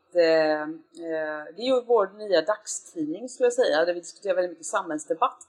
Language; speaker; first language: Swedish; native; Swedish